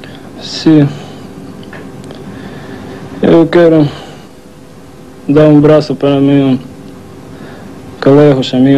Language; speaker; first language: Portuguese; non-native, learner; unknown